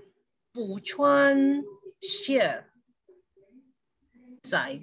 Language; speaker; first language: Chinese; non-native, learner; English